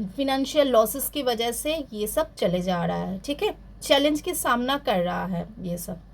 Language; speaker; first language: Hindi; non-native, local second language; Bangla